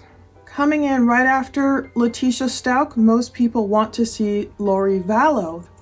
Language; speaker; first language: English; native; English